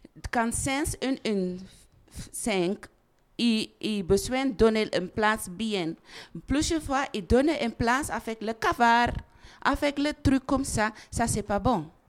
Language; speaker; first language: French; non-native, learner; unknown